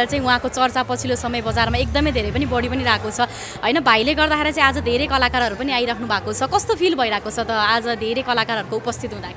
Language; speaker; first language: Nepali; native; Nepali